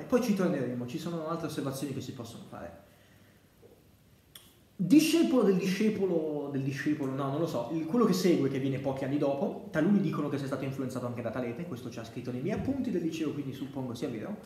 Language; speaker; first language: Italian; native; Italian